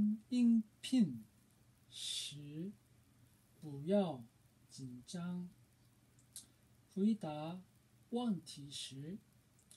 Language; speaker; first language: Chinese; non-native, learner; Korean